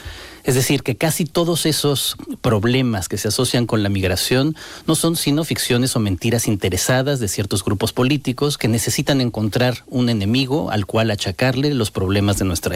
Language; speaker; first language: Spanish; native; Spanish